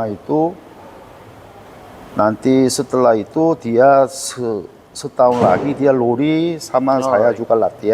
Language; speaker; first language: Indonesian; non-native, learner; Korean